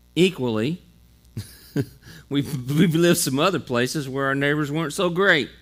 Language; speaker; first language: English; native; English